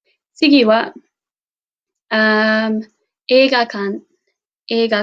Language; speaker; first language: Japanese; non-native, fluent; English